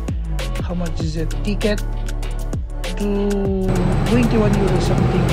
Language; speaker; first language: English; non-native, local second language; Filipino